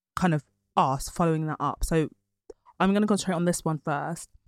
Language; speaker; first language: English; early bilingual, other home language; Yoruba